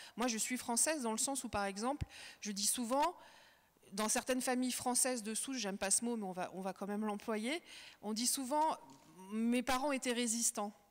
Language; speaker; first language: French; early bilingual, other home language; Kabyle